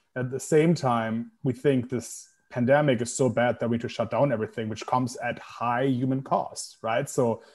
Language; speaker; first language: English; non-native, fluent; German